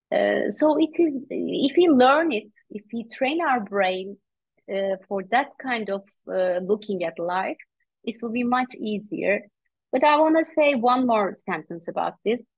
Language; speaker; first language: English; non-native, fluent; Turkish